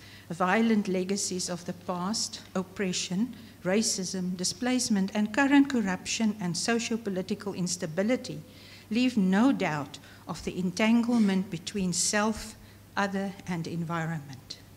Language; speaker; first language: English; non-native, local second language; Afrikaans